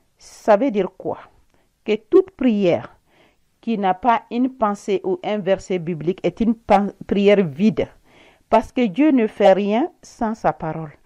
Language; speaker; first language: French; non-native, local second language; Bambara